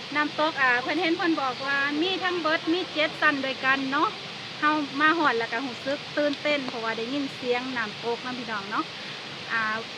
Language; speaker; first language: Thai; native; Thai